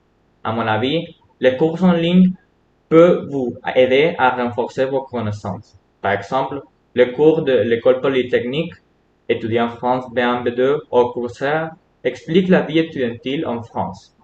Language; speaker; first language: French; non-native, fluent; Spanish